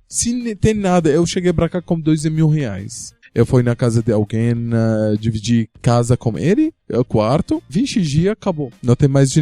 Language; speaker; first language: Portuguese; non-native, learner; Arabic